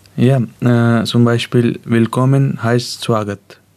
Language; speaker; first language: German; non-native, learner; Persian